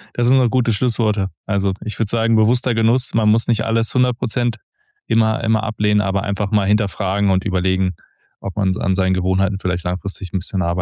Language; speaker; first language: German; native; German